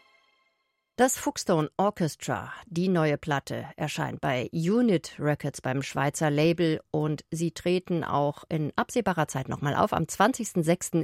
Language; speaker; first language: German; native; German